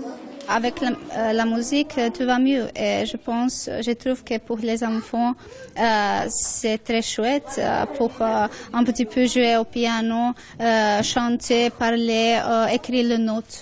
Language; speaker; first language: French; non-native, local second language; Dutch